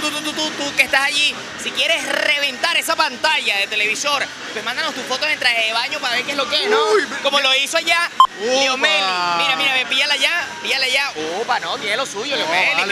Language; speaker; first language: Spanish; native; Spanish